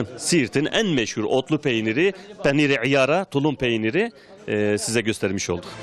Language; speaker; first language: Turkish; native; Turkish